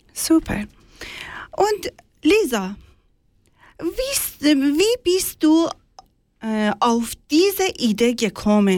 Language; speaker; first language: German; non-native, learner; Persian